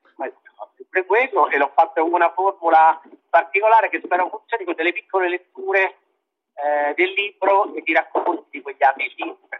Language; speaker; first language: Italian; native; Italian